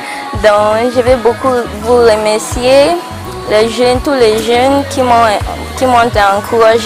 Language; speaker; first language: French; non-native, local second language; English